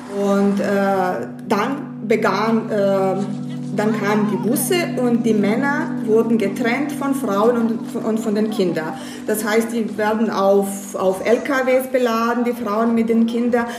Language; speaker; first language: German; non-native, fluent; Bosnian